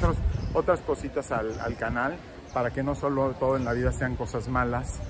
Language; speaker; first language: Spanish; native; Spanish